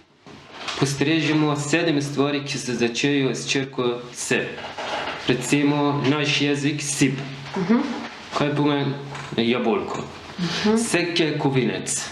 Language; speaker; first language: Slovenian; non-native, learner; Persian